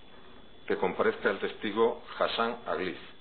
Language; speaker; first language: Spanish; native; Spanish